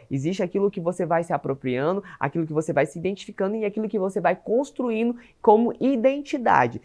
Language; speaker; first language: Portuguese; native; Portuguese